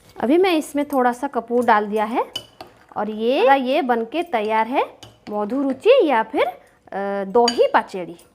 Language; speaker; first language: Hindi; non-native, local second language; Bangla